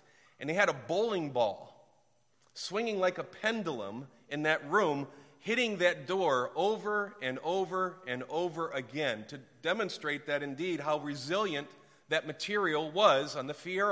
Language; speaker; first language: English; native; English